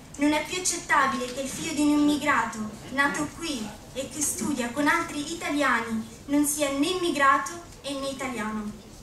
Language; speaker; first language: Italian; early bilingual, other home language; Arabic